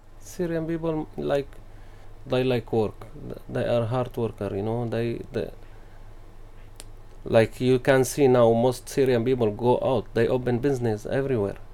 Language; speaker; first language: English; non-native, learner; Arabic